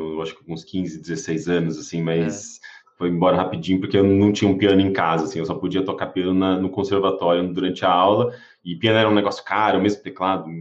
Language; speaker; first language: Portuguese; native; Portuguese